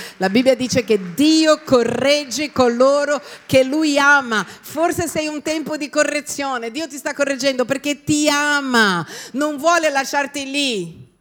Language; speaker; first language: Italian; non-native, fluent; Portuguese